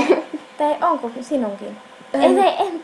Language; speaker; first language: Finnish; early bilingual, heritage; Finnish